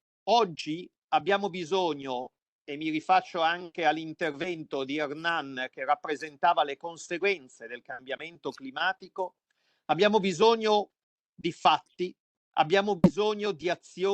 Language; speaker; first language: Italian; native; Italian